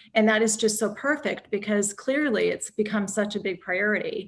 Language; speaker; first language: English; native; English